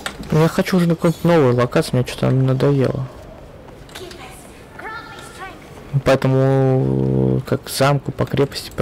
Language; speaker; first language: Russian; native; Russian